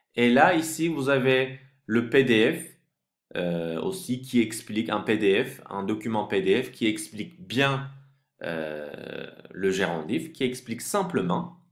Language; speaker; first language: French; non-native, fluent; Turkish